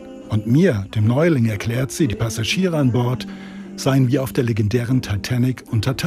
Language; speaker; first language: German; native; German